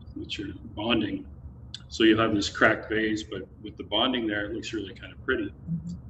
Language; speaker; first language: English; native; English